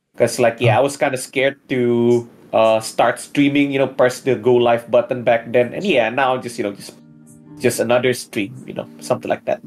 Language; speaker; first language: English; early bilingual, other home language; Indonesian